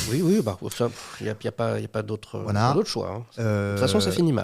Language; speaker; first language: French; native; French